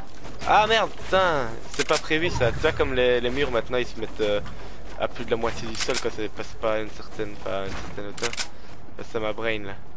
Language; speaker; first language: French; native; French